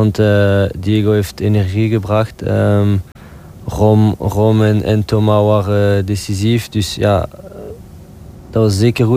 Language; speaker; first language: Dutch; non-native, local second language; French